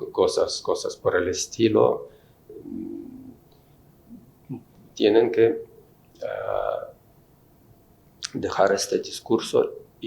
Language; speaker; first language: Spanish; non-native, fluent; Russian